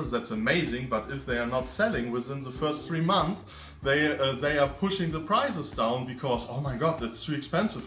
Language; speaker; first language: English; non-native, fluent; German